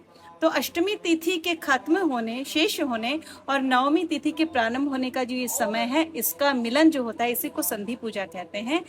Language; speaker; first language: Hindi; non-native, local second language; Bangla